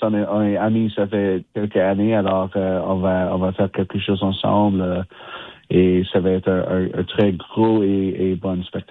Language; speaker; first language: French; non-native, local second language; English